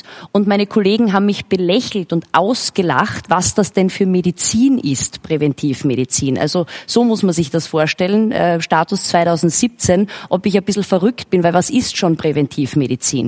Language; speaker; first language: German; native; German